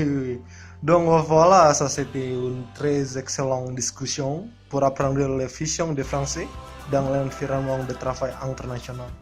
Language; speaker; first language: French; non-native, learner; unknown